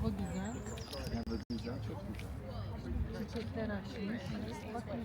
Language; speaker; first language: Turkish; native; Turkish